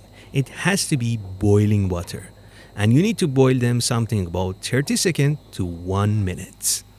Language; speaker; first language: English; non-native, fluent; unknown